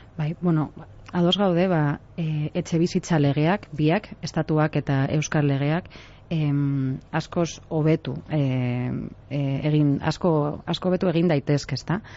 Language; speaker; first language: Basque; non-native, local second language; Spanish